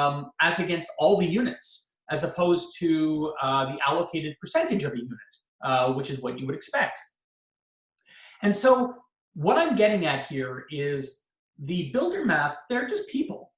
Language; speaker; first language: English; native; English